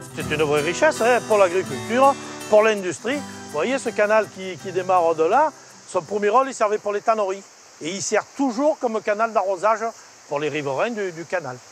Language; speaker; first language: French; native; French